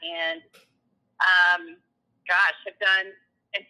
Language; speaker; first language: English; native; English